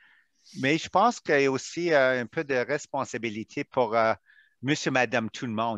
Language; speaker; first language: French; non-native, local second language; English